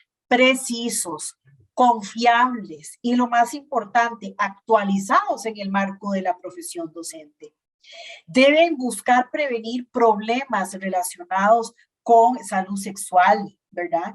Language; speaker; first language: Spanish; native; Spanish